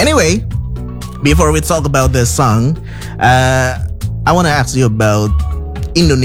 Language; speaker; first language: English; non-native, fluent; Indonesian